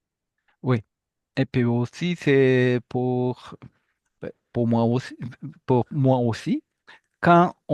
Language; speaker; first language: French; non-native, fluent; Japanese